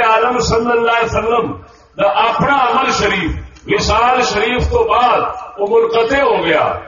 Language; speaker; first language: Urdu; non-native, local second language; Punjabi